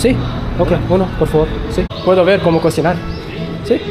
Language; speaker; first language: Spanish; non-native, learner; English